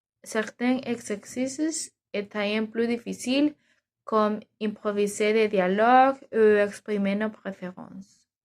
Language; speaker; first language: French; non-native, learner; Spanish